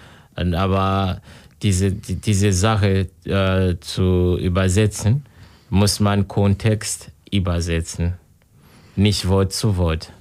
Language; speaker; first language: German; non-native, learner; Kinyarwanda